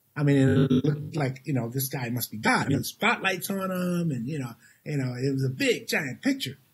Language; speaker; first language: English; native; English